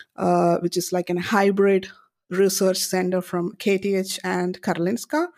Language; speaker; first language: English; non-native, local second language; Malayalam